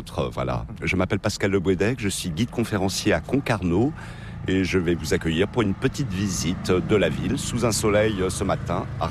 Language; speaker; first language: French; native; French